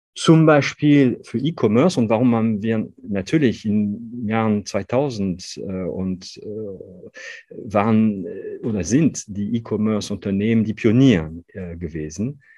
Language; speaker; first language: German; non-native, fluent; French